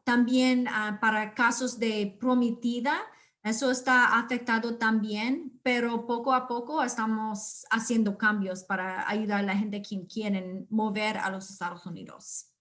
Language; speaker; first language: Spanish; non-native, fluent; English